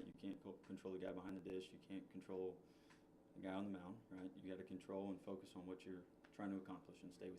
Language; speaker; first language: English; native; English